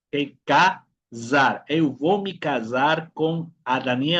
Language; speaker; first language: Portuguese; non-native, fluent; Spanish